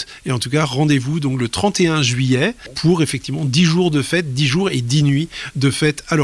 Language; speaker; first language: French; native; French